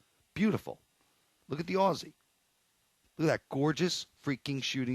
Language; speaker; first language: English; native; English